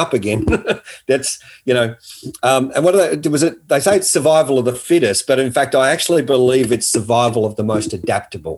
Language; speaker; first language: English; native; English